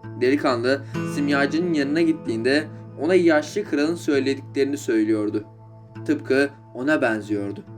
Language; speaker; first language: Turkish; native; Turkish